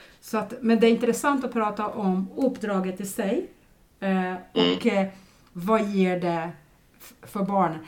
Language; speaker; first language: Swedish; non-native, fluent; Portuguese